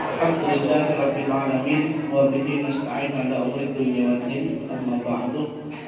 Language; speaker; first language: Indonesian; non-native, local second language; Madurese